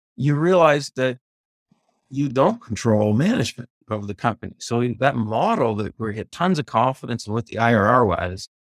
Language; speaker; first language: English; native; English